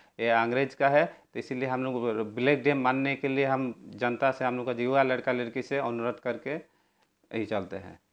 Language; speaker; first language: Hindi; non-native, local second language; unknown